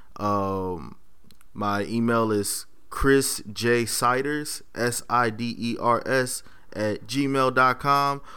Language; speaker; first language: English; native; English